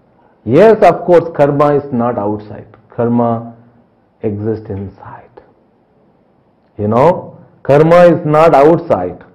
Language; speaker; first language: English; non-native, local second language; Telugu